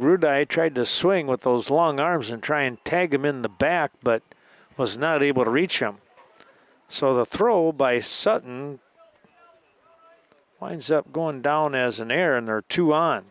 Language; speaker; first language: English; native; English